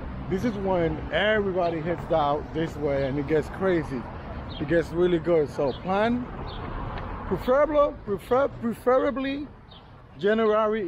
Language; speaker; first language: English; native; English